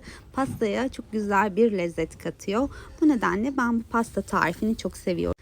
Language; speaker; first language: Turkish; native; Turkish